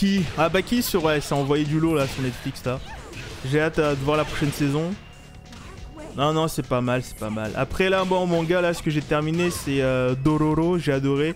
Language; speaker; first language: French; native; French